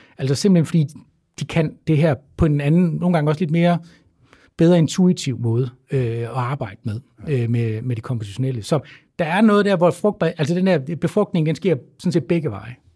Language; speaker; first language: Danish; native; Danish